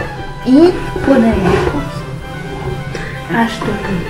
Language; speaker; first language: Spanish; early bilingual, heritage; Spanish